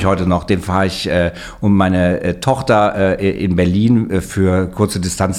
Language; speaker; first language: German; native; German